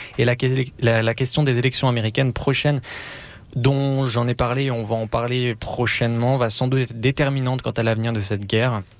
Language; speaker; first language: French; native; French